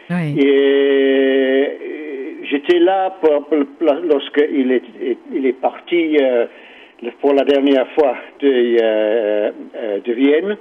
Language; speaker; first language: French; non-native, learner; English